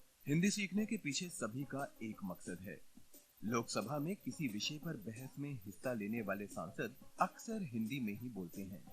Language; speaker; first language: Hindi; native; Hindi